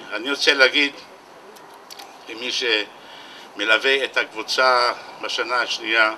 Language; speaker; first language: Hebrew; non-native, local second language; Arabic